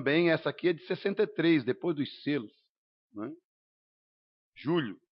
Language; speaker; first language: Portuguese; native; Portuguese